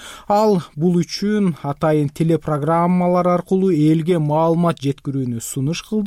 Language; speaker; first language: Kyrgyz; native; Kyrgyz